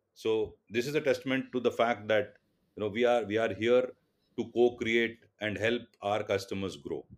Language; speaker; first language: English; non-native, local second language; Tulu